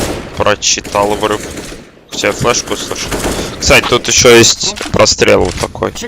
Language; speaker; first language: Russian; native; Russian